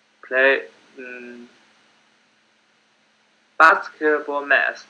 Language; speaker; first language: English; non-native, learner; Chinese